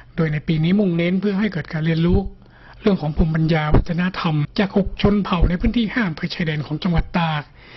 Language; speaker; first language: Thai; native; Thai